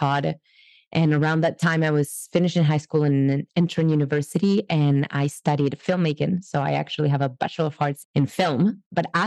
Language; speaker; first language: English; non-native, fluent; Spanish